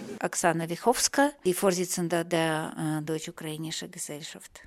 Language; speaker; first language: German; non-native, fluent; Russian